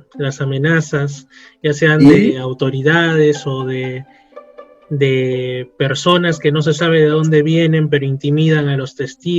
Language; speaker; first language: Spanish; native; Spanish